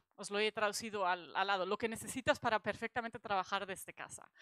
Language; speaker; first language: Spanish; non-native, fluent; German